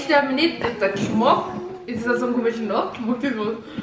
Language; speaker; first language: German; native; German